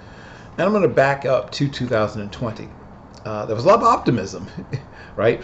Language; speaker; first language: English; native; English